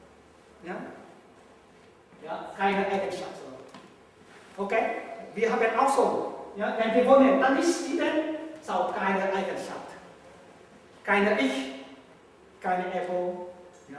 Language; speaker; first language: German; non-native, learner; Vietnamese